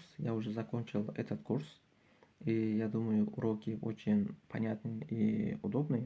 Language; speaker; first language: Russian; non-native, fluent; Uzbek